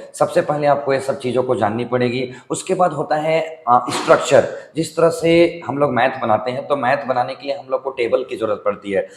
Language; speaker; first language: Hindi; native; Hindi